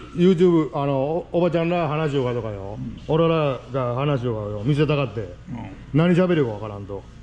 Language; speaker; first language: Japanese; native; Japanese